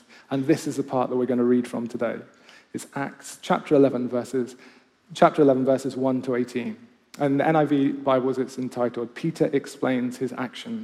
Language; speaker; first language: English; native; English